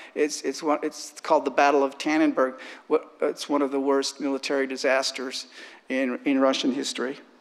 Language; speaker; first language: English; native; English